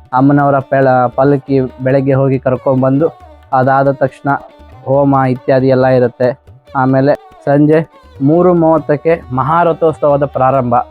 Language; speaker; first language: Kannada; non-native, local second language; Konkani